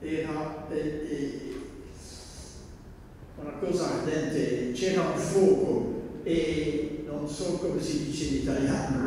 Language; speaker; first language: Italian; non-native, fluent; Dutch